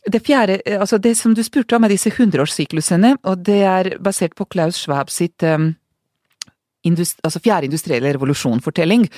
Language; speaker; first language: Norwegian; non-native, fluent; Serbian